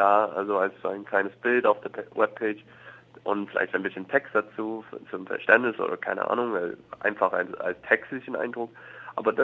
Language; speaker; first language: German; non-native, fluent; English